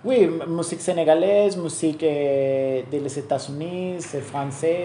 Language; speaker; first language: French; non-native, learner; Spanish